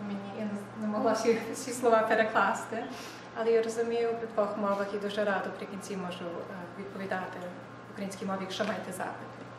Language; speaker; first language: Ukrainian; early bilingual, heritage; Ukrainian